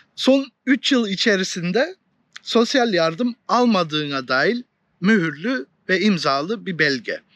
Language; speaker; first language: Turkish; native; Turkish